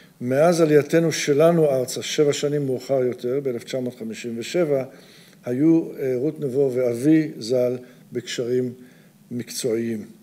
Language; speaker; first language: Hebrew; early bilingual, other home language; English